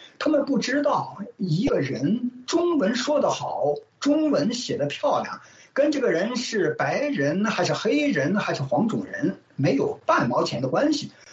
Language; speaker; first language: Chinese; native; Chinese